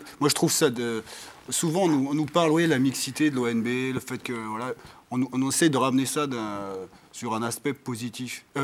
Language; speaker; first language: French; non-native, fluent; Portuguese